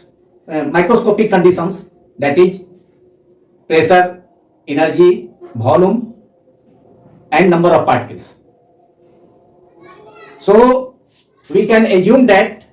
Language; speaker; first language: English; non-native, local second language; Hindi